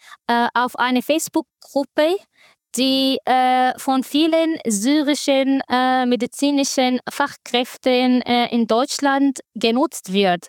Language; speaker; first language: German; non-native, fluent; Arabic